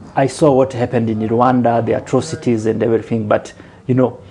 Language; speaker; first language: English; non-native, local second language; Kinyarwanda